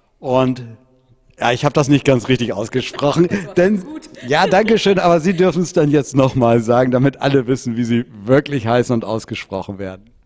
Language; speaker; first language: German; native; German